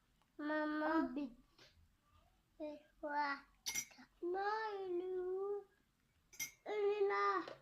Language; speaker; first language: French; native; French